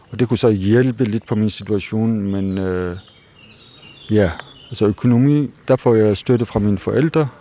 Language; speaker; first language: Danish; early bilingual, other home language; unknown